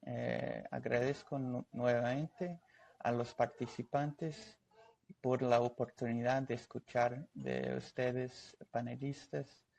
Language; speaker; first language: Spanish; non-native, fluent; Portuguese